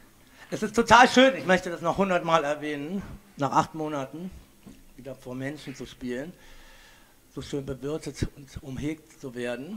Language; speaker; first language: German; native; German